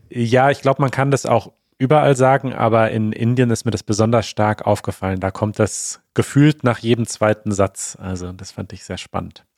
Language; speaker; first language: German; native; German